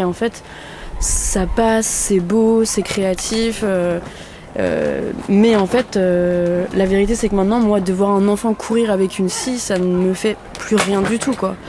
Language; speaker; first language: French; native; French